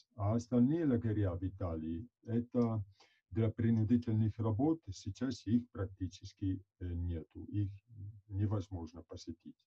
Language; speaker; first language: Russian; non-native, fluent; Italian